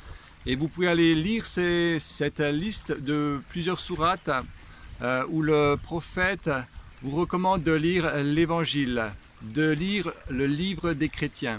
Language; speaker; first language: French; native; French